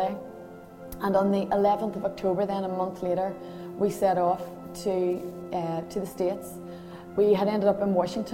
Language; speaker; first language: English; native; English